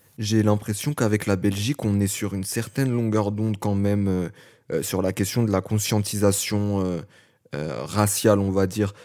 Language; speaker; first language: French; native; French